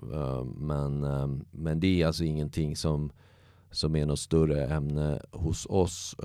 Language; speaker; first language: Swedish; native; Swedish